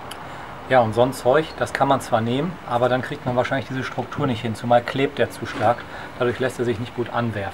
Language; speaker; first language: German; native; German